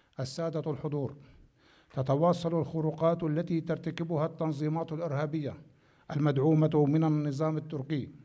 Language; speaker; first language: Arabic; native; Arabic